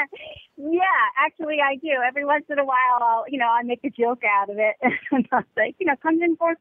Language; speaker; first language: English; native; English